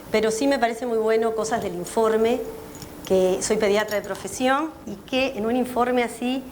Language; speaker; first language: Spanish; native; Spanish